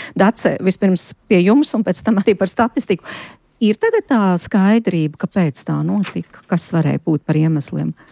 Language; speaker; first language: Latvian; native; Latvian